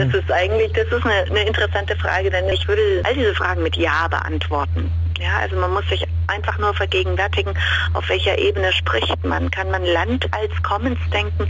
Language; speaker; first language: German; native; German